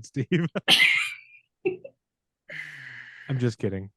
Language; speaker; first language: English; native; English